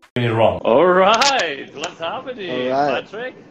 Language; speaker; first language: English; non-native, fluent; Spanish